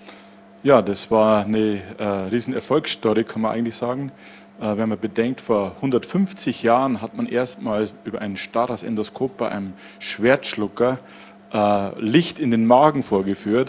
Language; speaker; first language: German; native; German